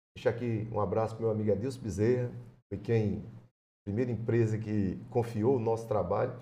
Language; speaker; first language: Portuguese; native; Portuguese